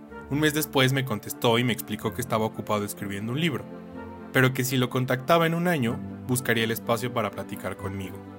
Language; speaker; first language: Spanish; native; Spanish